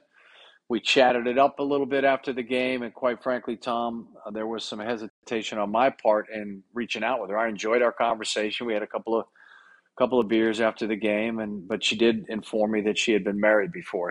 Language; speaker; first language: English; native; English